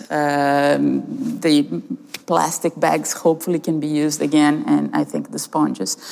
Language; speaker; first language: English; early bilingual, other home language; Portuguese